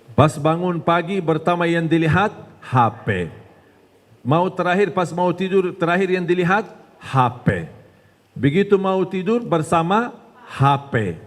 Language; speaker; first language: Malay; non-native, fluent; Arabic